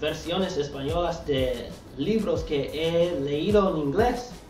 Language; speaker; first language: Spanish; non-native, learner; English